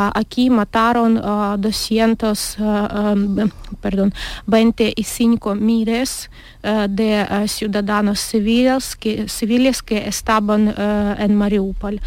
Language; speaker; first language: Spanish; non-native, learner; Ukrainian